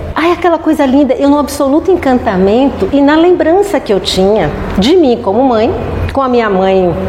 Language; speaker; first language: Portuguese; native; Portuguese